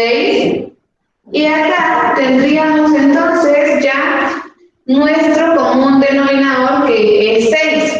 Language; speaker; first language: Spanish; native; Spanish